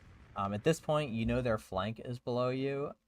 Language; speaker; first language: English; native; English